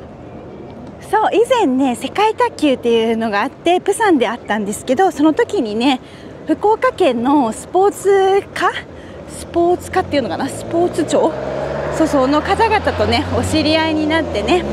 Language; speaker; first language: Japanese; native; Japanese